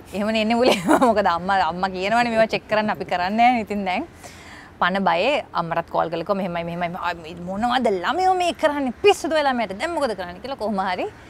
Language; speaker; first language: Sinhala; native; Sinhala